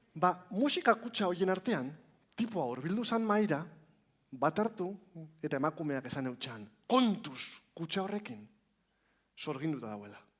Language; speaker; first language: Basque; native; Basque